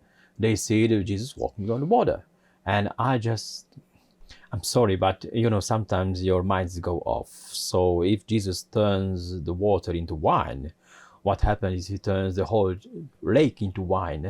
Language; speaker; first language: English; non-native, fluent; Hungarian